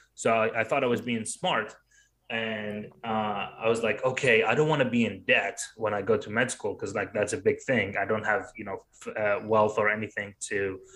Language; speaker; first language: English; non-native, fluent; Arabic